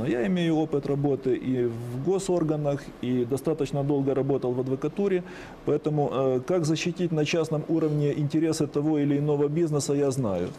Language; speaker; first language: Russian; native; Russian